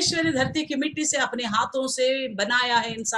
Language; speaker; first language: Hindi; non-native, local second language; Telugu